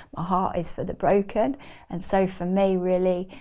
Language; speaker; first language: English; native; English